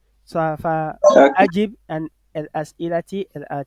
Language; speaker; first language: Arabic; non-native, fluent; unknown